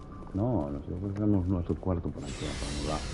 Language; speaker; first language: Spanish; non-native, fluent; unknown